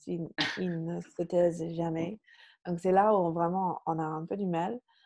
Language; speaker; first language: French; non-native, fluent; English